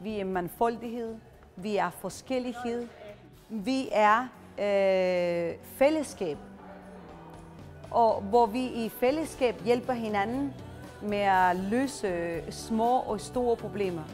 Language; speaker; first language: Danish; non-native, fluent; Spanish